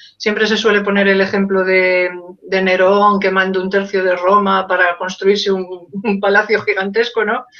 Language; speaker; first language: Spanish; native; Spanish